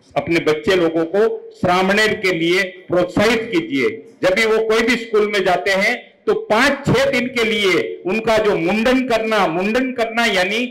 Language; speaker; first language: Hindi; non-native, local second language; Marathi